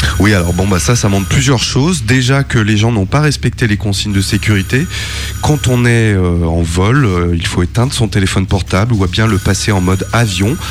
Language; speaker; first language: French; native; French